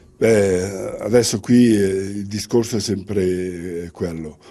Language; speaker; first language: Italian; native; Italian